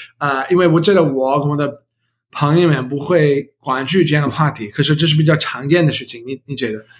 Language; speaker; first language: Chinese; non-native, learner; English